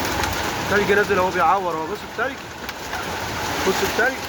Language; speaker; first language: Arabic; native; Arabic